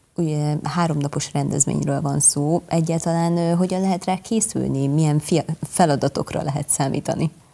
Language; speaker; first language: Hungarian; native; Hungarian